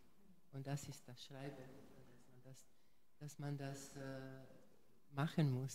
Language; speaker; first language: German; non-native, fluent; Hungarian